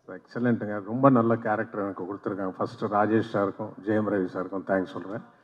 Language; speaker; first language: Tamil; non-native, local second language; Telugu